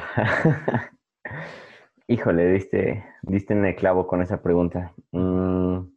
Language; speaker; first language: Spanish; native; Spanish